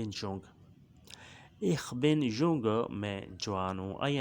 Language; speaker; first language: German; non-native, learner; Urdu